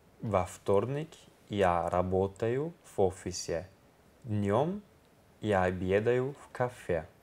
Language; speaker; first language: Russian; non-native, learner; Italian